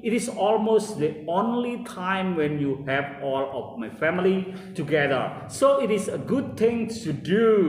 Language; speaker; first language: English; non-native, fluent; Indonesian